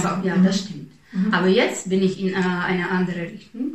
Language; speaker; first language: German; non-native, fluent; Russian